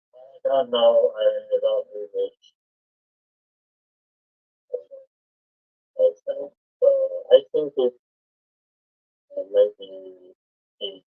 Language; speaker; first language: English; non-native, learner; Spanish